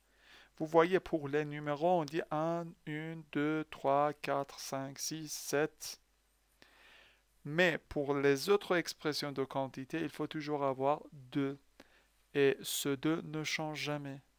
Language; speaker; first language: French; non-native, fluent; Persian